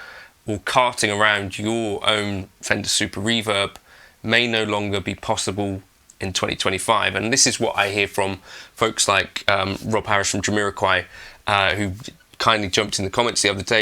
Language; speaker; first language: English; native; English